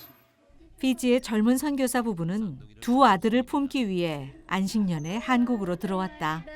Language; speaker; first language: Korean; native; Korean